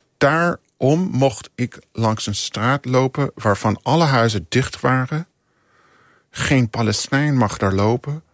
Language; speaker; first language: Dutch; non-native, fluent; English